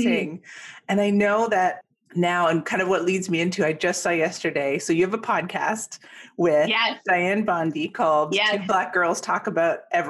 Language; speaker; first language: English; native; English